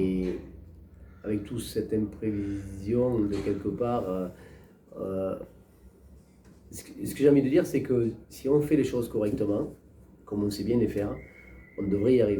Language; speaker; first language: French; native; French